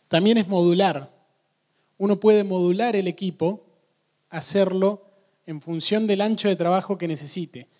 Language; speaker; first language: Spanish; native; Spanish